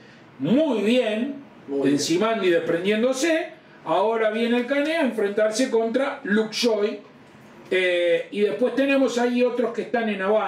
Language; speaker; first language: Spanish; native; Spanish